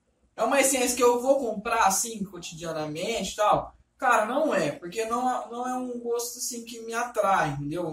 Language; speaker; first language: Portuguese; native; Portuguese